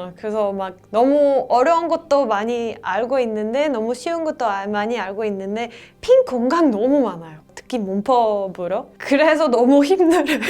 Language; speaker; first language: Korean; non-native, fluent; Spanish